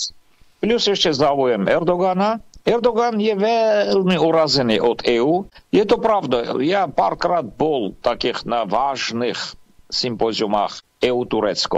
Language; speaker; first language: Slovak; non-native, fluent; Armenian